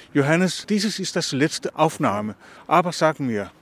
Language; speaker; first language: German; non-native, learner; Danish